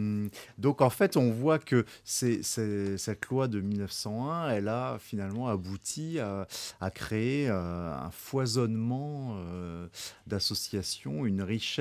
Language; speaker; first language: French; native; French